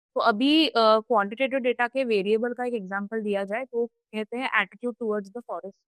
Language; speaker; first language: Hindi; non-native, local second language; Marathi